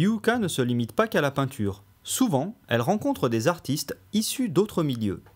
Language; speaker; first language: French; native; French